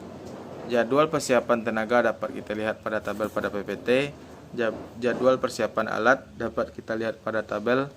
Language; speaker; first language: Indonesian; native; Indonesian